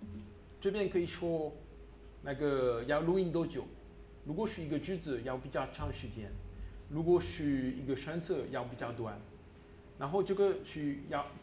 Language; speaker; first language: Chinese; non-native, learner; French